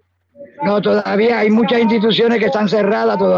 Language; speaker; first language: Spanish; native; Spanish